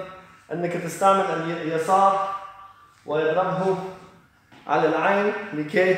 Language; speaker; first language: Arabic; non-native, fluent; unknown